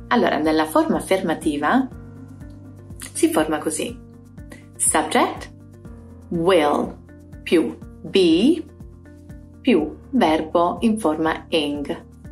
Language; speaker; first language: Italian; native; Italian